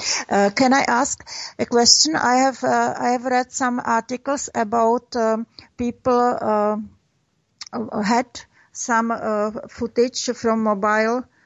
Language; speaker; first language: English; non-native, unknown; Czech